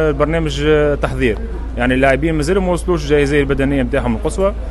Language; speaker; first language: Arabic; native; Arabic